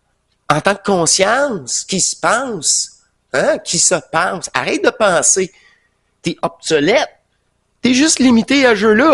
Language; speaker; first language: French; native; French